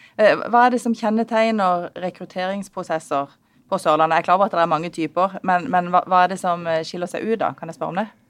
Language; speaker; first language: Norwegian; native; Norwegian